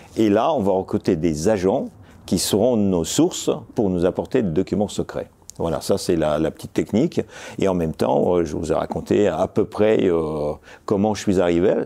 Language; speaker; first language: French; non-native, fluent; Russian